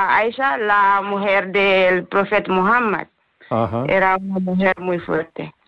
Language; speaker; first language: Spanish; non-native, learner; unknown